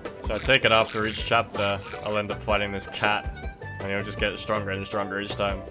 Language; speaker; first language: English; native; English